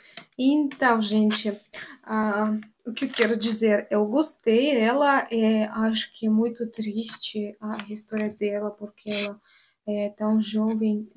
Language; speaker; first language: Portuguese; non-native, learner; Russian